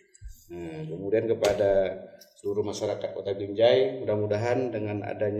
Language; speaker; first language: Indonesian; native; Indonesian